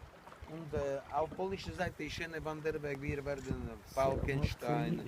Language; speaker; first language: German; non-native, learner; Slovak